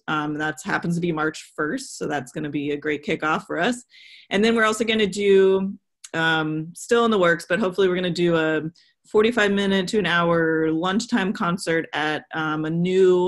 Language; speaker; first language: English; native; English